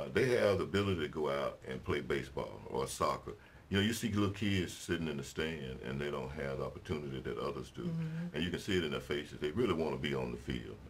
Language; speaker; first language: English; native; English